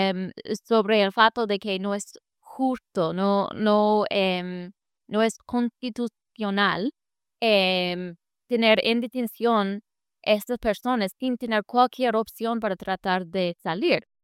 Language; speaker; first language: Spanish; non-native, fluent; English